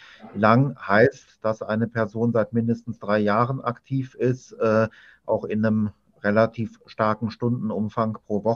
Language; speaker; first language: German; native; German